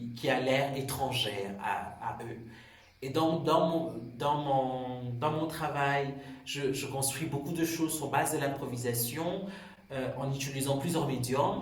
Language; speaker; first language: French; non-native, local second language; Swahili